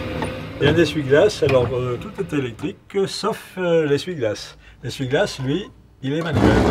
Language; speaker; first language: French; native; French